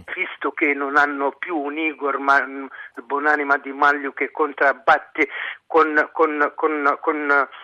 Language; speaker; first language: Italian; non-native, fluent; Arabic